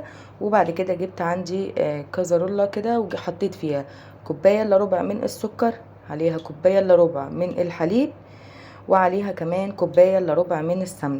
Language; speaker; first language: Arabic; native; Arabic